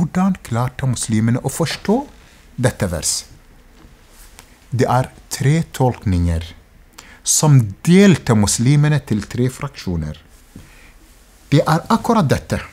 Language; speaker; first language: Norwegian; non-native, fluent; Arabic